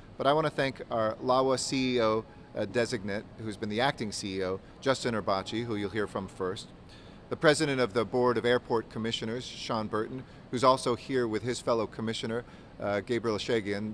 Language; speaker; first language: English; native; English